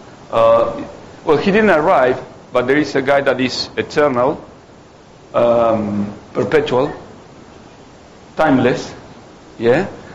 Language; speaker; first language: English; non-native, fluent; Spanish